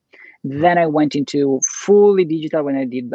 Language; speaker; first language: English; non-native, fluent; Italian